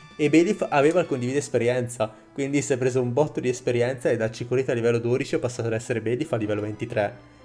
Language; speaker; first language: Italian; native; Italian